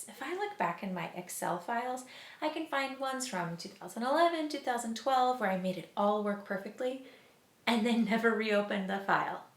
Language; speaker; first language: English; native; English